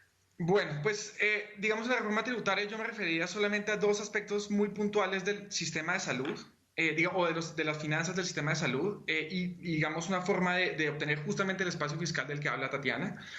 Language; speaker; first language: Spanish; native; Spanish